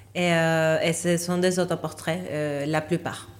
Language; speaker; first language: French; non-native, fluent; Spanish